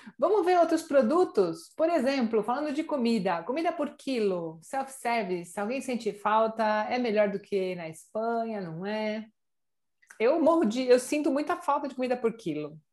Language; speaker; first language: Portuguese; native; Portuguese